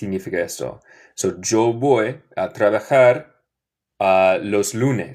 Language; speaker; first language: Spanish; non-native, fluent; English